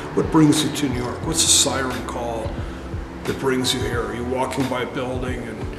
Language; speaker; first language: English; native; English